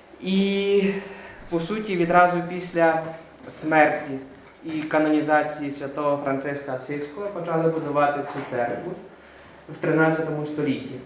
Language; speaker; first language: Ukrainian; native; Ukrainian